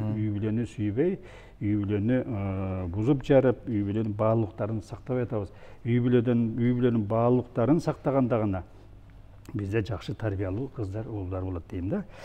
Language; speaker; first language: Kyrgyz; native; Kyrgyz